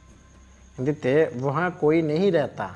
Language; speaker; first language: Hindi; non-native, local second language; Bangla